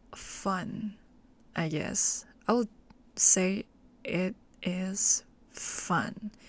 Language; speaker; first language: English; non-native, local second language; Cantonese